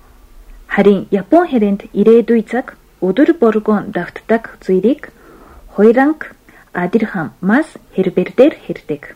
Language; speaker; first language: Mongolian; non-native, fluent; Japanese